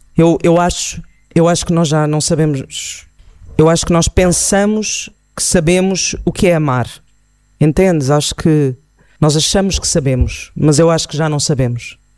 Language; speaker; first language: Portuguese; native; Portuguese